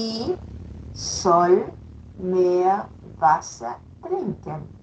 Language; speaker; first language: German; non-native, fluent; Spanish